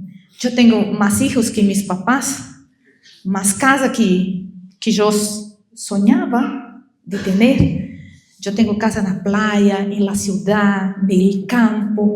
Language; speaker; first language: Spanish; non-native, learner; Portuguese